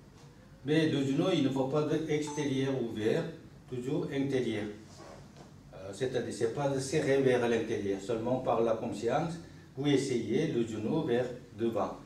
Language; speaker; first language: French; non-native, learner; Korean